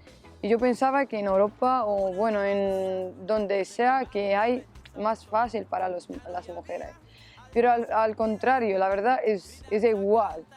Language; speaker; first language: Spanish; non-native, learner; Arabic